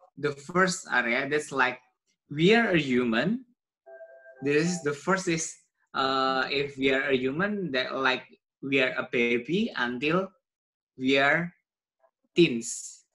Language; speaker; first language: English; non-native, learner; Indonesian